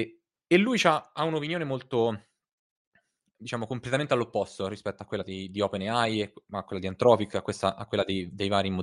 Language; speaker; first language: Italian; native; Italian